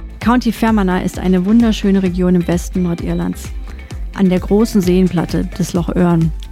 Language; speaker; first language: German; native; German